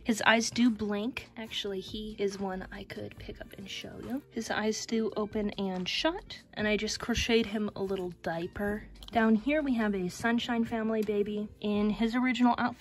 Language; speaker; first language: English; native; English